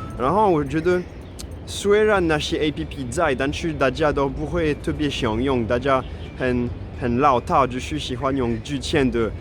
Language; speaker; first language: Chinese; non-native, fluent; French